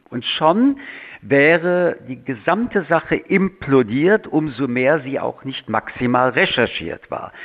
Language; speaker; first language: German; early bilingual, other home language; French